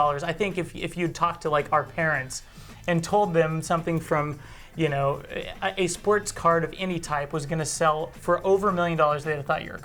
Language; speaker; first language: English; native; English